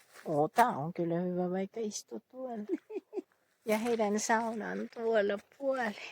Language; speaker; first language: Finnish; non-native, learner; Filipino